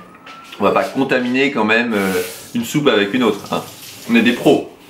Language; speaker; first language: French; native; French